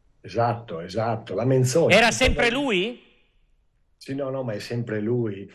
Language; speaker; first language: Italian; native; Italian